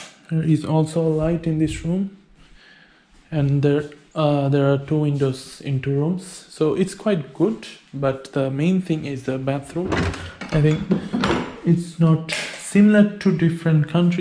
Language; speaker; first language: English; non-native, learner; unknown